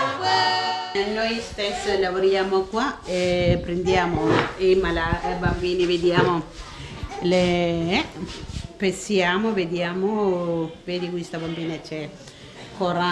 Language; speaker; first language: Italian; non-native, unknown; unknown